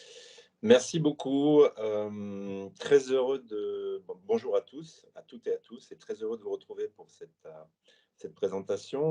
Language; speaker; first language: French; native; French